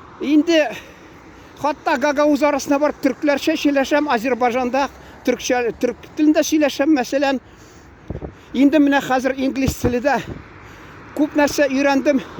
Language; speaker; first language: Tatar; early bilingual, heritage; Tatar